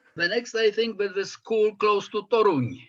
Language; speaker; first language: English; non-native, fluent; Polish